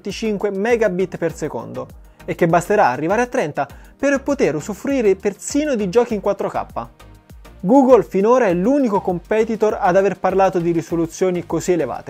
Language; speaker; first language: Italian; native; Italian